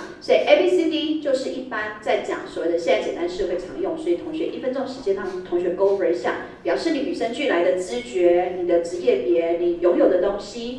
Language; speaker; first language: Chinese; native; Chinese